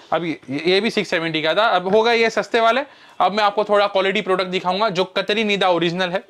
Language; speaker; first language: Hindi; non-native, local second language; Marwari